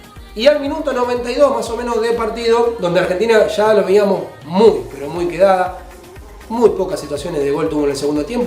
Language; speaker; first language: Spanish; native; Spanish